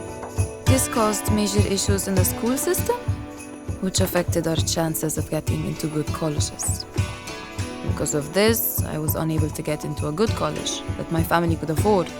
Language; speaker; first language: English; non-native, fluent; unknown